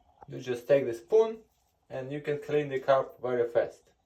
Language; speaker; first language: English; non-native, learner; Ukrainian